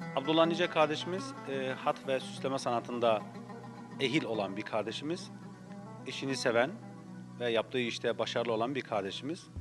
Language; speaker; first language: Turkish; native; Turkish